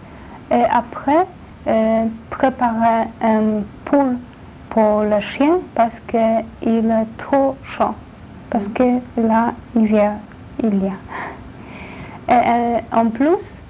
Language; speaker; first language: French; non-native, learner; Polish